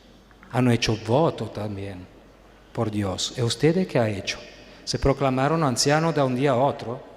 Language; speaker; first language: Spanish; non-native, fluent; Italian